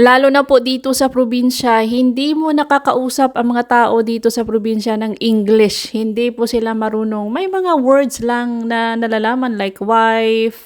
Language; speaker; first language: Filipino; non-native, local second language; Cebuano